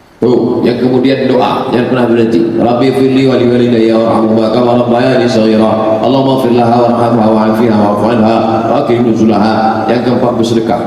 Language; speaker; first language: Malay; native; Malay